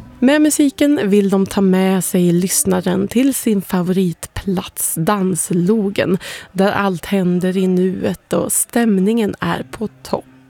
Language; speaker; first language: Swedish; native; Swedish